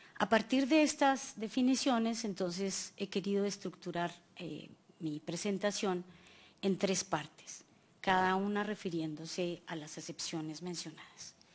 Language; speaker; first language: Spanish; native; Spanish